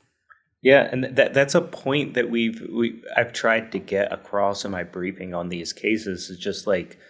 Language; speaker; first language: English; native; English